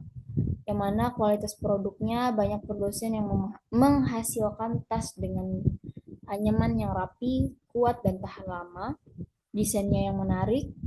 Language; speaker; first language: Indonesian; native; Indonesian